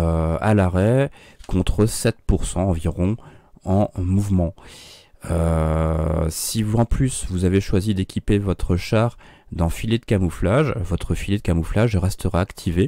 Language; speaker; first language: French; native; French